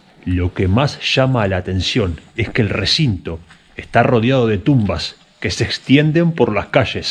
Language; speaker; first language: Spanish; native; Spanish